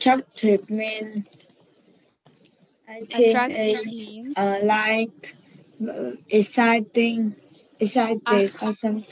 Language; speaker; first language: English; non-native, learner; Vietnamese